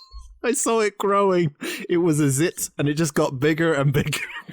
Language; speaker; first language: English; native; English